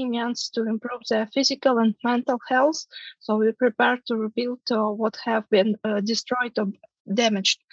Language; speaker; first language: English; non-native, fluent; Ukrainian